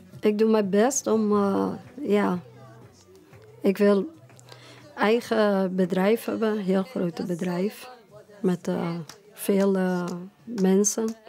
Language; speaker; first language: Dutch; non-native, fluent; Persian